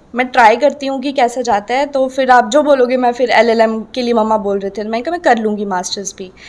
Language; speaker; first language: Hindi; native; Hindi